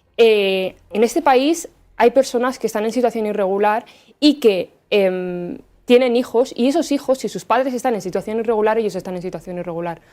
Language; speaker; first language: Spanish; early bilingual, other home language; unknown